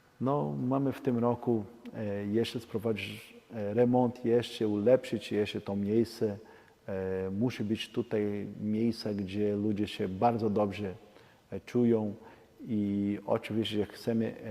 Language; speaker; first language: Polish; non-native, learner; Portuguese